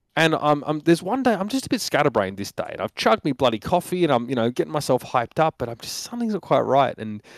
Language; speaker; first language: English; native; English